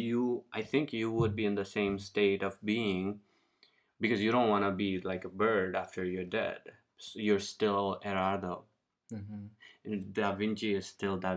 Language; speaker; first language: English; non-native, local second language; Nepali